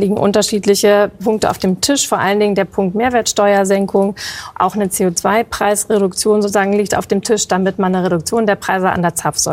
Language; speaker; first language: German; native; German